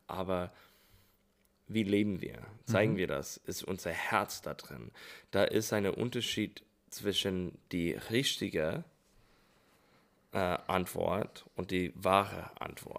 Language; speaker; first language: German; non-native, learner; English